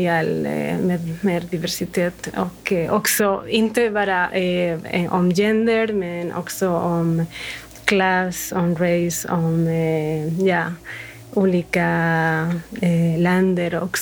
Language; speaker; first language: Swedish; non-native, fluent; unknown